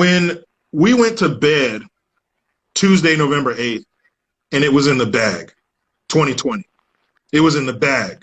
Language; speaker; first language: English; native; English